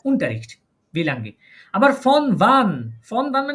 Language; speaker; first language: German; non-native, learner; Bangla